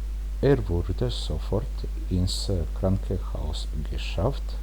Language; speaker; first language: German; non-native, fluent; Bosnian